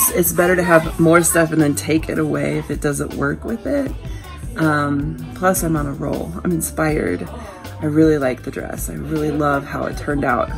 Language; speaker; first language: English; native; English